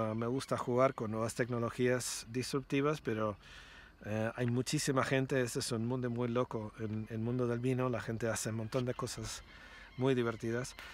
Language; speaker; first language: Spanish; non-native, fluent; English